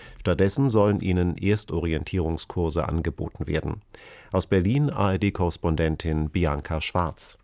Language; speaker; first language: German; native; German